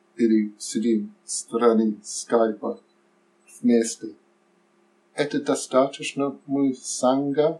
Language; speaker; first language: Russian; non-native, learner; English